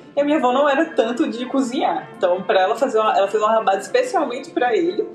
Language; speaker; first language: Portuguese; native; Portuguese